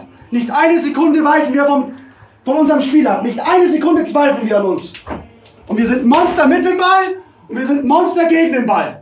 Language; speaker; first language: German; native; German